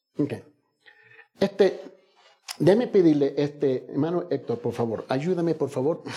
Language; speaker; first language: Spanish; early bilingual, heritage; Spanish